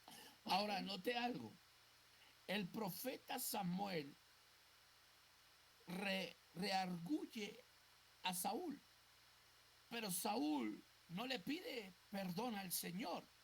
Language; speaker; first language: Spanish; native; Spanish